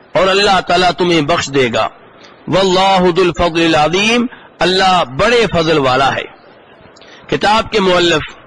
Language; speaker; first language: Urdu; native; Urdu